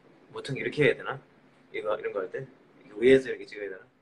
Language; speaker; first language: Korean; early bilingual, heritage; Korean